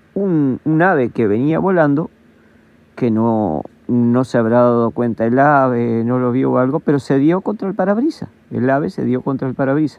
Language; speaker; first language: Spanish; native; Spanish